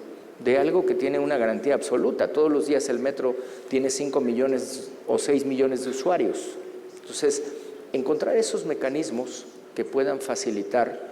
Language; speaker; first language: Spanish; native; Spanish